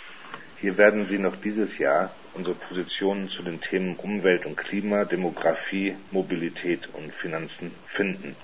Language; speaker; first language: German; native; German